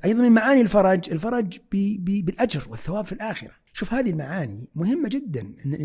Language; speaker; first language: Arabic; native; Arabic